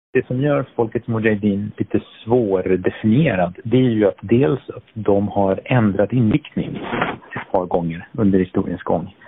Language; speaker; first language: Swedish; early bilingual, other home language; Persian